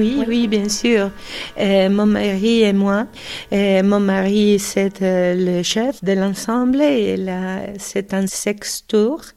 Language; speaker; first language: French; non-native, learner; Spanish